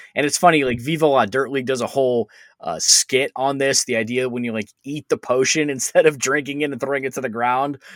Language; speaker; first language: English; native; English